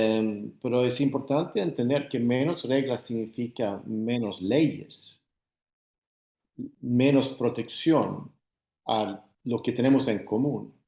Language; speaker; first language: Spanish; non-native, fluent; Swedish